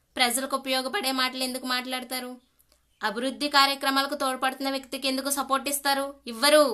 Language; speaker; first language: Telugu; native; Telugu